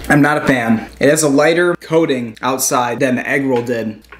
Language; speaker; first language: English; native; English